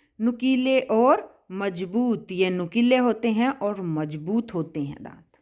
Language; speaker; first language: Hindi; native; Hindi